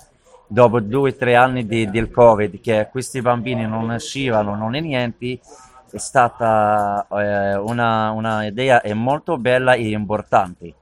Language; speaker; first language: Italian; non-native, learner; Arabic